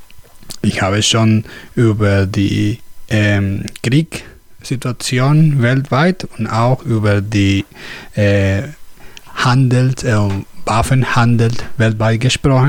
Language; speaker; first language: German; non-native, learner; Spanish